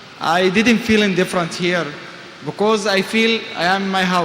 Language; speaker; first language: English; non-native, fluent; Arabic